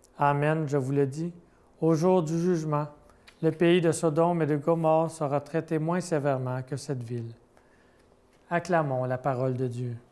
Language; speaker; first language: French; native; French